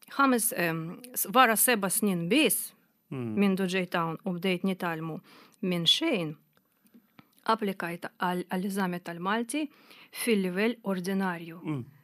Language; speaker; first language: Maltese; non-native, fluent; Russian